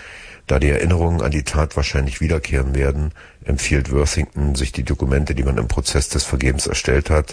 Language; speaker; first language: German; native; German